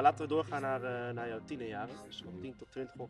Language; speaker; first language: Dutch; native; Dutch